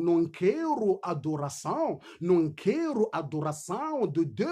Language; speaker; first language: Portuguese; non-native, learner; Swahili